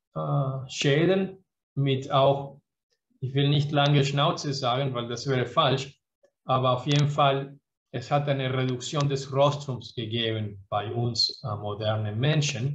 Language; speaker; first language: German; non-native, fluent; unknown